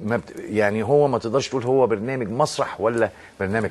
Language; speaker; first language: Arabic; native; Arabic